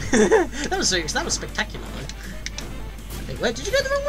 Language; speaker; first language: English; native; English